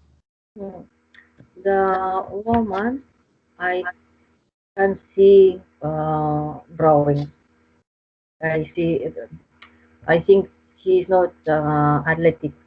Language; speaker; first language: English; non-native, learner; Spanish